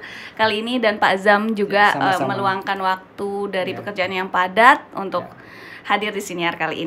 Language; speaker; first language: Indonesian; native; Indonesian